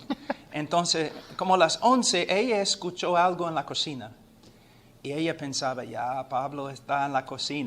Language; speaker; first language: Spanish; non-native, fluent; English